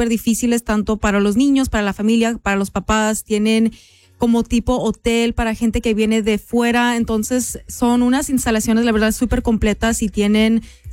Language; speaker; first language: Spanish; early bilingual, heritage; Spanish